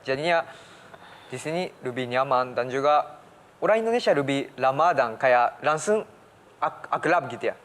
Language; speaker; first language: Indonesian; early bilingual, heritage; Japanese